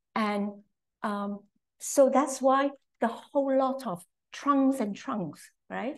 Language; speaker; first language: English; non-native, local second language; Cantonese